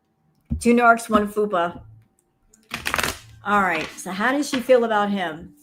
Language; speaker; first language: English; native; English